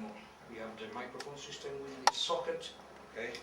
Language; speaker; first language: English; non-native, learner; Italian